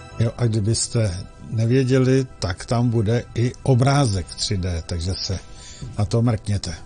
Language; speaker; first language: Czech; native; Czech